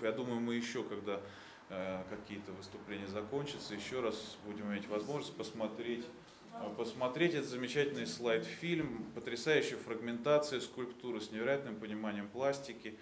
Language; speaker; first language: Russian; native; Russian